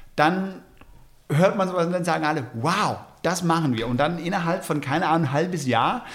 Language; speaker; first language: German; non-native, fluent; Danish